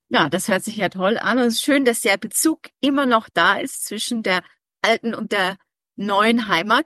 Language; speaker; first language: German; native; German